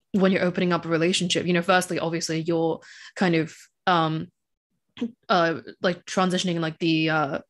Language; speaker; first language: English; non-native, local second language; Cantonese